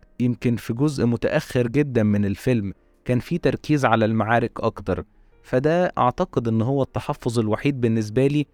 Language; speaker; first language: Arabic; native; Arabic